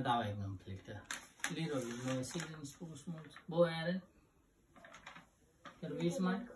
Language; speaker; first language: Danish; non-native, learner; Nepali